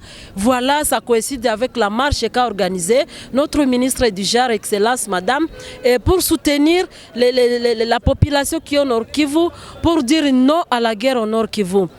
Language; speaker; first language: French; non-native, local second language; Swahili